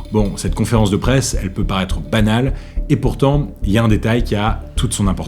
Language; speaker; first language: French; native; French